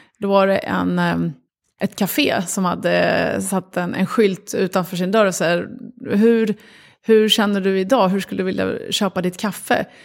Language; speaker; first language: Swedish; early bilingual, other home language; Arabic